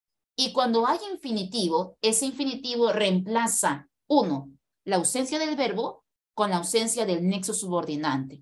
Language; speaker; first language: Spanish; native; Spanish